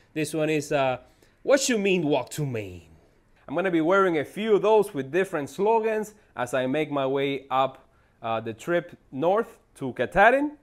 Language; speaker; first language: English; native; English